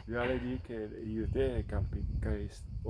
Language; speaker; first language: French; non-native, learner; English